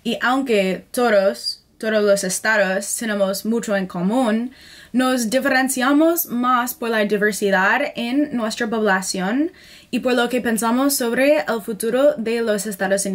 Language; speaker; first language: Spanish; non-native, fluent; English